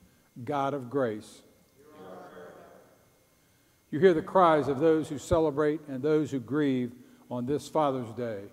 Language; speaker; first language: English; native; English